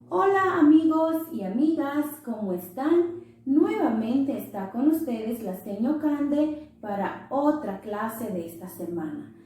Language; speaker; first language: Spanish; non-native, local second language; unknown